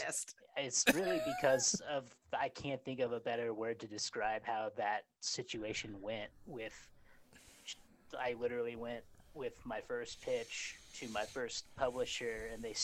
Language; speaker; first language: English; native; English